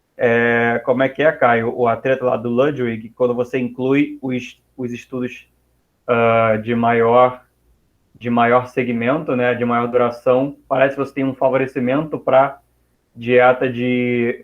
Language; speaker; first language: Portuguese; native; Portuguese